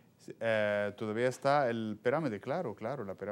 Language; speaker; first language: Spanish; non-native, fluent; Arabic